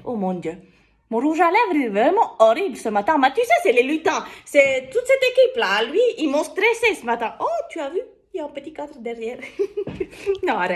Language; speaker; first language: French; native; French